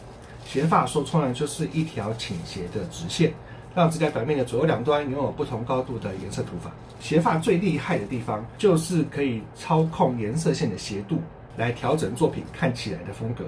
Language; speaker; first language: Chinese; native; Chinese